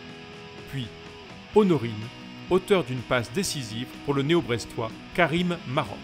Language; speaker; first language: French; native; French